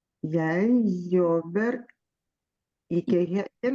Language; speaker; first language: Norwegian; non-native, learner; Lithuanian